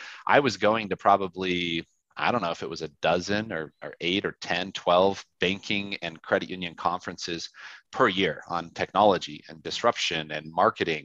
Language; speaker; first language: English; native; English